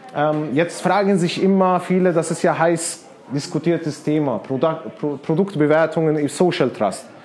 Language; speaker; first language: German; non-native, fluent; Arabic